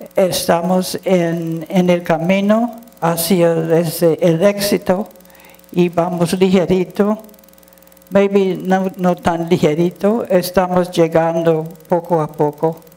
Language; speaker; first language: Spanish; non-native, fluent; English